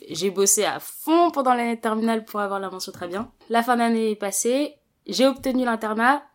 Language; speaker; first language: French; early bilingual, other home language; Wolof